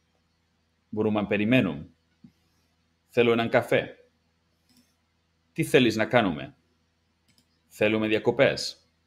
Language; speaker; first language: Greek; non-native, learner; English